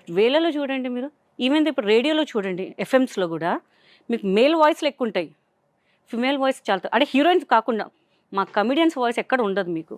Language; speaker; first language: Telugu; non-native, local second language; Hindi